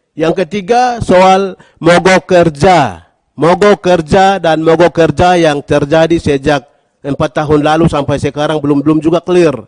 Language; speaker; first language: Indonesian; native; Indonesian